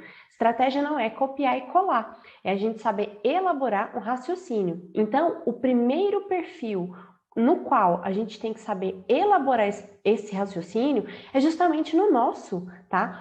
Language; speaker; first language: Portuguese; native; Portuguese